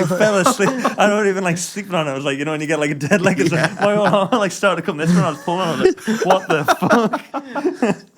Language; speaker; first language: English; native; English